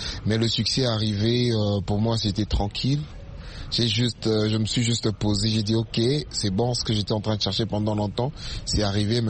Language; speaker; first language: French; non-native, local second language; Swahili